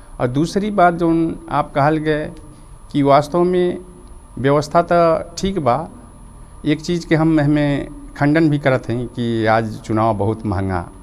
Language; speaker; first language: Bhojpuri; non-native, local second language; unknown